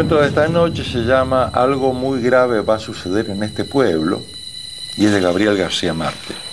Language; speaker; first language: Spanish; native; Spanish